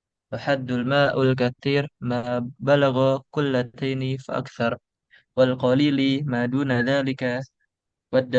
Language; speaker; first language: Arabic; non-native, learner; Indonesian